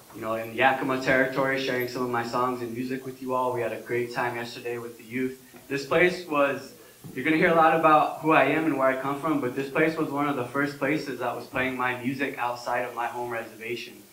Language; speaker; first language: English; native; English